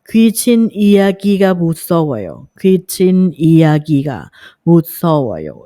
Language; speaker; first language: Korean; non-native, fluent; Thai